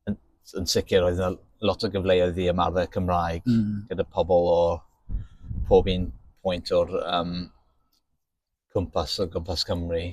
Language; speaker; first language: Welsh; non-native, local second language; English